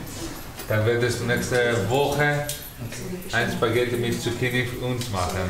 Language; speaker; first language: German; non-native, learner; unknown